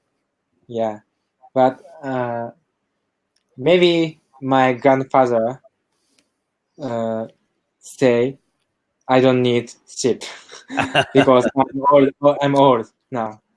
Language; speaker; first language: English; non-native, learner; Japanese